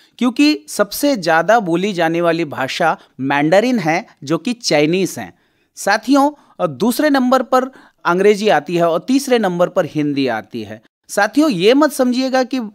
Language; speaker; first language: Hindi; non-native, local second language; Marathi